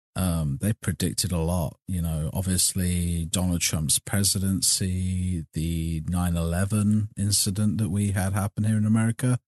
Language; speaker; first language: English; native; English